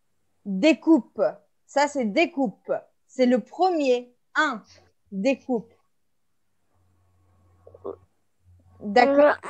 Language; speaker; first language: French; non-native, fluent; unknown